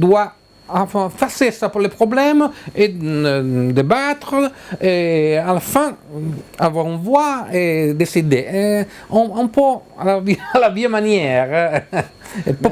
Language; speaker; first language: French; non-native, learner; Italian